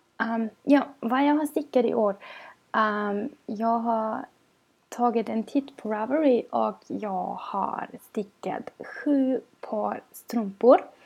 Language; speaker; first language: Swedish; non-native, fluent; German